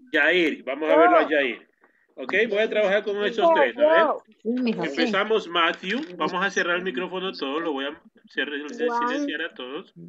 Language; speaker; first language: Spanish; native; Spanish